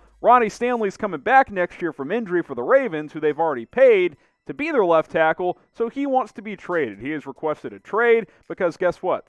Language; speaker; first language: English; native; English